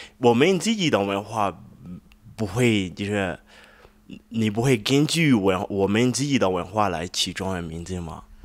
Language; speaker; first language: Chinese; non-native, learner; Kinyarwanda